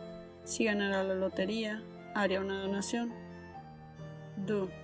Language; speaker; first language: Spanish; native; Spanish